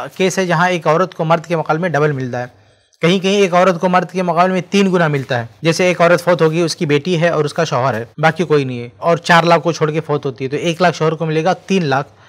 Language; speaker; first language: Hindi; native; Hindi